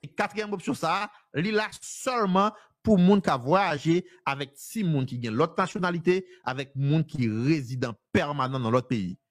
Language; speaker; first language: French; non-native, local second language; Haitian Creole